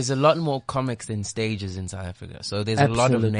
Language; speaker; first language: English; non-native, local second language; Xhosa